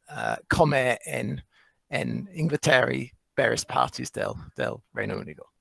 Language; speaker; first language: Spanish; non-native, fluent; English